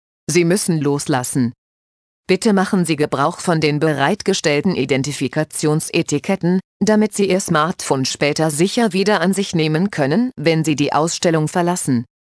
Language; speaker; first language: German; native; German